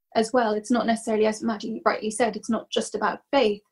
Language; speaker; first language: English; native; English